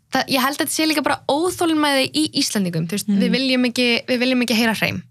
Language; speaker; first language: Icelandic; early bilingual, other home language; Central Kurdish